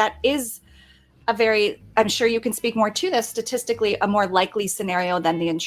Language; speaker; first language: English; native; English